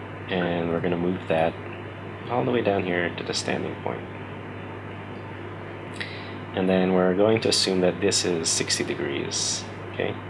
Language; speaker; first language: English; native; English